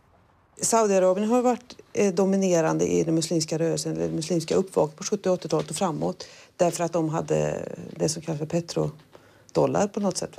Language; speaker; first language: Swedish; native; Swedish